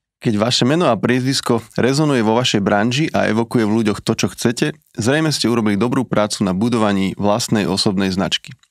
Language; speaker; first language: Slovak; native; Slovak